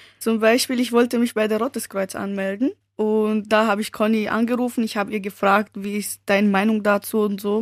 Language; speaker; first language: German; early bilingual, other home language; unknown